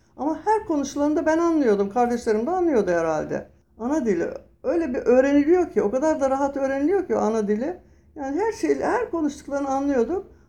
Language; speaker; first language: Turkish; native; Turkish